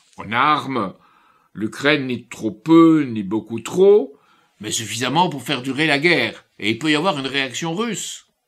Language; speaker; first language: French; native; French